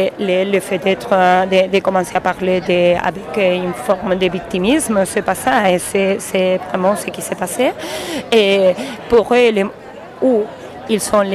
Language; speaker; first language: French; non-native, learner; Spanish